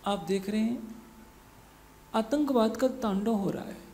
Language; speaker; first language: Hindi; native; Hindi